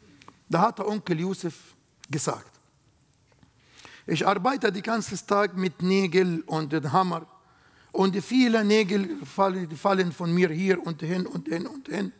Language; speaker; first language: German; non-native, learner; Arabic